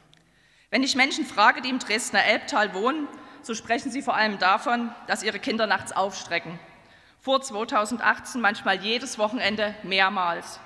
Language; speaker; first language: German; native; German